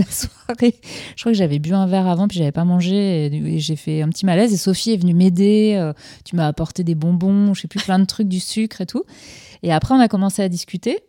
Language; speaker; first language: French; native; French